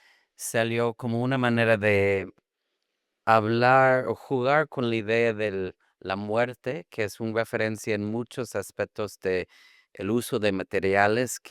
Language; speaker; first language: Spanish; non-native, fluent; English